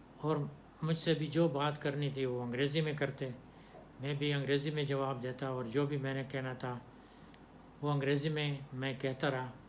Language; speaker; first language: Urdu; non-native, local second language; Pashto